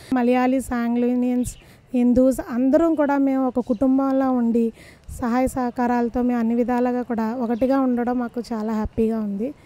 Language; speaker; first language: Telugu; non-native, local second language; Tamil